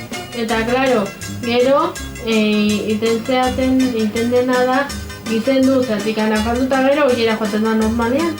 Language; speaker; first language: Basque; non-native, local second language; Spanish